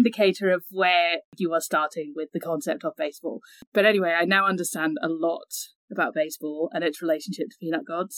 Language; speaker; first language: English; native; English